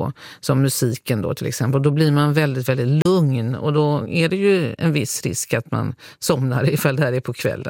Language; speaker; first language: Swedish; native; Swedish